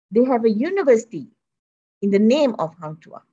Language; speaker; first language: English; early bilingual, other home language; Malay